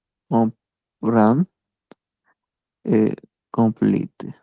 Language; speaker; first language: French; non-native, learner; Hindi